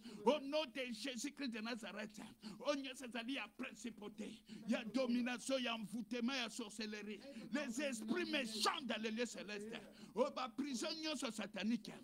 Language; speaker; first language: French; non-native, local second language; Lingala